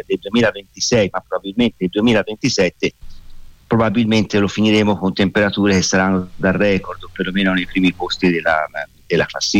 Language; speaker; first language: Italian; native; Italian